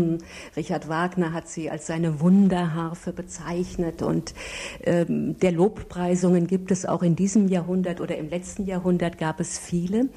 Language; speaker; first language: German; native; German